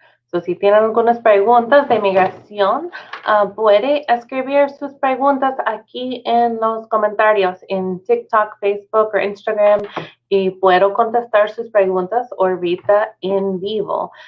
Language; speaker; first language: Spanish; non-native, fluent; English